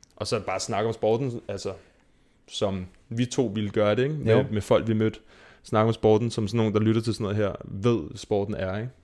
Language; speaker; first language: Danish; native; Danish